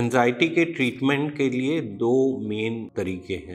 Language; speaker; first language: Hindi; native; Hindi